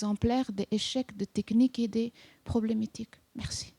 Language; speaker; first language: French; non-native, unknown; Persian